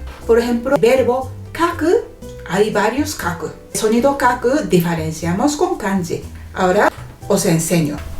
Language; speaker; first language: Spanish; non-native, fluent; Japanese